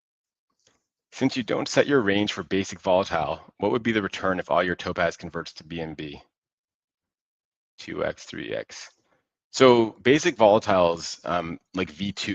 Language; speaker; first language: English; native; English